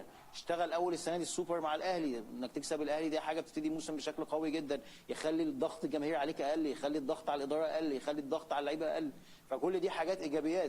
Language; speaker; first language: Arabic; native; Arabic